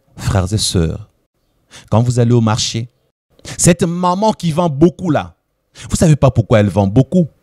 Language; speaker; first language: French; non-native, local second language; Lingala